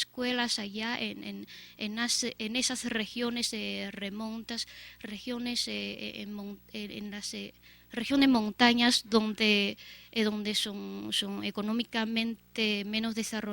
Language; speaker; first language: Spanish; non-native, fluent; Chinese